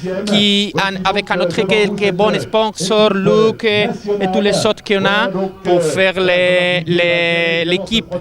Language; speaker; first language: French; non-native, learner; Spanish